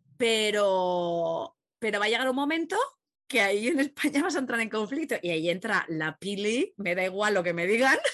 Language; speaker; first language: Spanish; native; Spanish